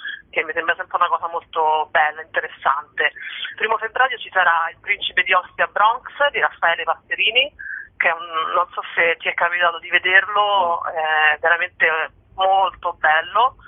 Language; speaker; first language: Italian; native; Italian